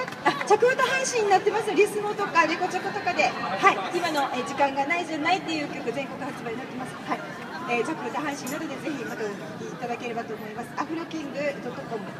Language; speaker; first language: Japanese; native; Japanese